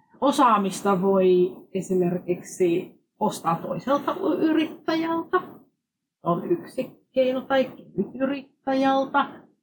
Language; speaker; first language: Finnish; non-native, fluent; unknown